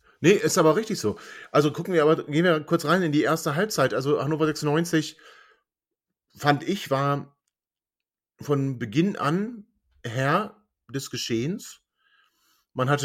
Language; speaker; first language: German; native; German